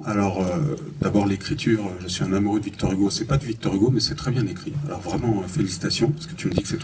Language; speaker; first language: French; native; French